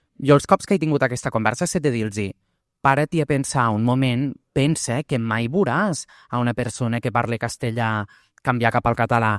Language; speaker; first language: Catalan; early bilingual, other home language; Portuguese